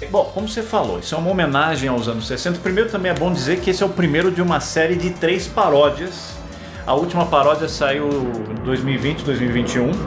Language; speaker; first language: Portuguese; non-native, fluent; French